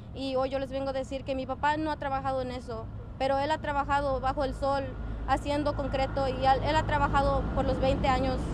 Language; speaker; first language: Spanish; early bilingual, heritage; Spanish